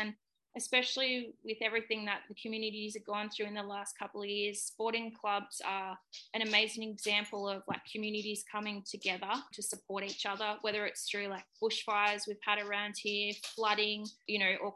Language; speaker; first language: English; native; English